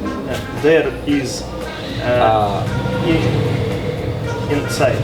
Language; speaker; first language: English; non-native, learner; Russian